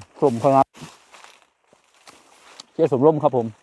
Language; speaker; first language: Thai; non-native, local second language; Northeastern Thai